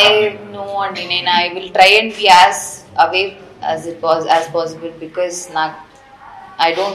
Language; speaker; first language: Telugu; non-native, fluent; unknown